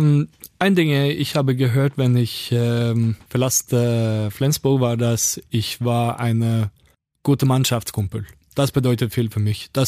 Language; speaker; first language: German; non-native, learner; Norwegian